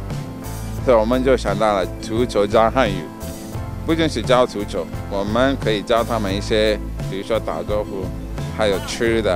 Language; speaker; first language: Chinese; non-native, fluent; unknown